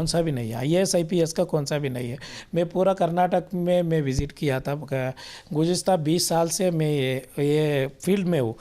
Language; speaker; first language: Hindi; non-native, local second language; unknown